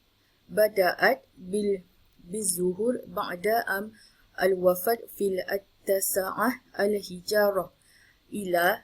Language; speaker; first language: Arabic; non-native, learner; Malay